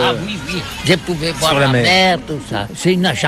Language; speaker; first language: French; non-native, learner; Catalan